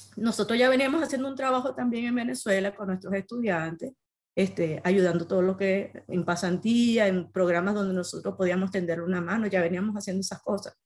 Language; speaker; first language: Spanish; native; Spanish